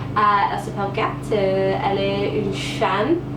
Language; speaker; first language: French; non-native, learner; English